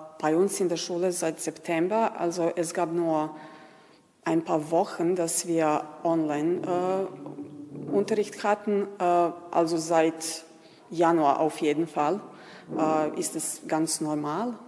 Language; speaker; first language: German; non-native, fluent; Serbian